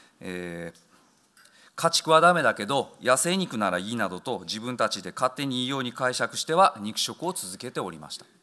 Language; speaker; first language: Japanese; native; Japanese